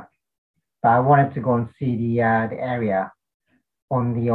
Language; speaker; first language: English; non-native, fluent; Japanese